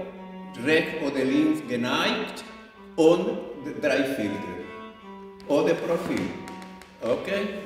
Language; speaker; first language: German; non-native, fluent; Spanish